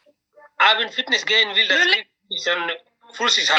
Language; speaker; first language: German; non-native, learner; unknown